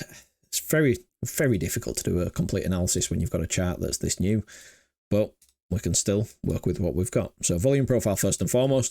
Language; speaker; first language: English; native; English